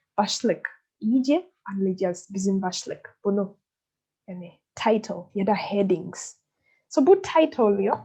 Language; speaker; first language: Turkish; non-native, learner; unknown